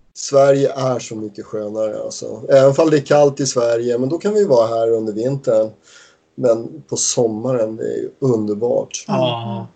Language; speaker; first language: Swedish; native; Swedish